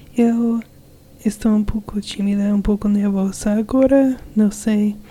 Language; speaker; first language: Portuguese; non-native, learner; English